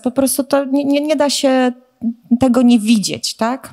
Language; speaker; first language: Polish; native; Polish